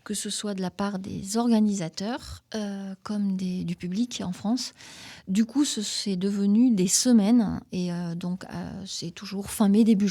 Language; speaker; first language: French; native; French